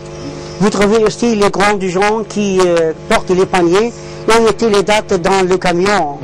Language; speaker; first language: French; non-native, learner; Arabic